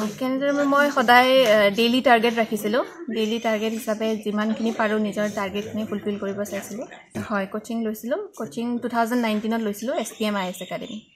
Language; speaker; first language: Assamese; native; Assamese